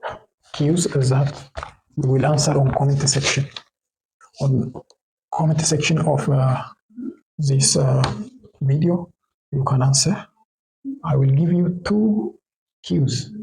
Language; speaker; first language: English; non-native, local second language; Oromo